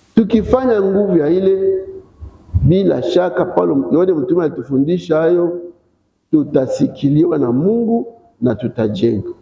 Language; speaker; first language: Swahili; non-native, local second language; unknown